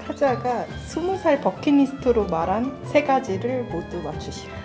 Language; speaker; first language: Korean; native; Korean